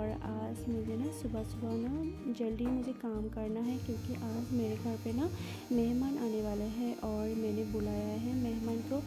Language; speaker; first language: Hindi; non-native, local second language; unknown